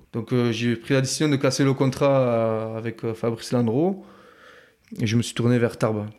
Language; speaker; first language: French; native; French